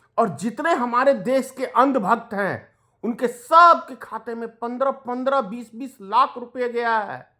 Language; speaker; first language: Hindi; native; Hindi